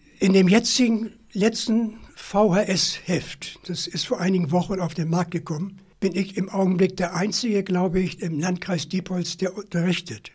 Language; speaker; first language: German; native; German